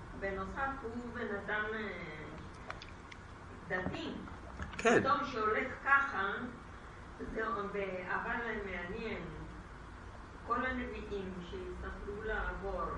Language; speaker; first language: Hebrew; non-native, learner; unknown